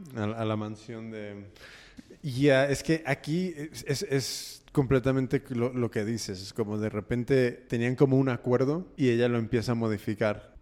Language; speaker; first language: Spanish; early bilingual, heritage; Spanish